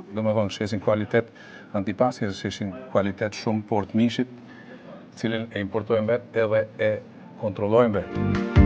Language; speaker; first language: Albanian; early bilingual, other home language; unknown